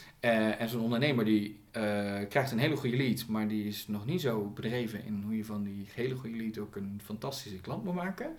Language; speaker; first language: Dutch; native; Dutch